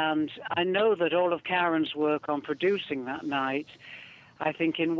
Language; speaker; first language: English; native; English